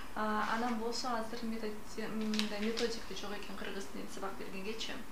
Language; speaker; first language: Kyrgyz; non-native, local second language; Russian